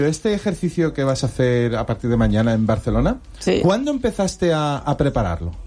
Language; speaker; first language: Spanish; native; Spanish